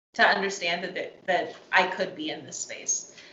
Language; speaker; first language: English; native; English